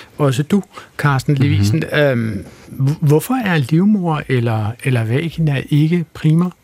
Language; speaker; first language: Danish; native; Danish